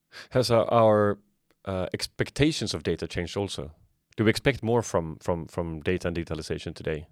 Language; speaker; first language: English; non-native, fluent; Swedish